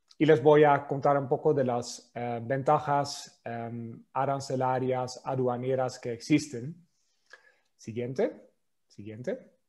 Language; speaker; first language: Spanish; non-native, fluent; Dutch